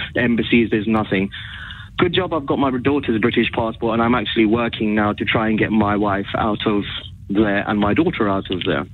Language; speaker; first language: English; early bilingual, other home language; Arabic